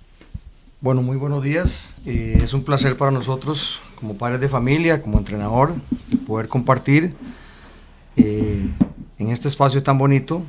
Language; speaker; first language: Spanish; native; Spanish